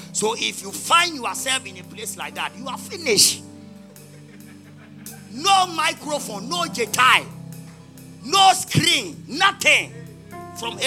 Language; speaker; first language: English; non-native, local second language; Akan